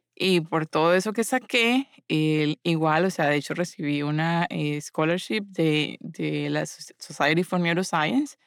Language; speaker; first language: Spanish; native; Spanish